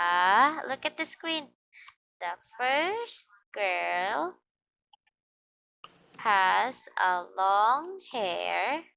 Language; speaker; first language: English; non-native, fluent; Filipino